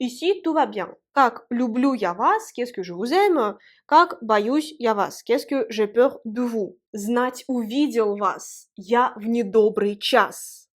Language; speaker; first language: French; non-native, fluent; Russian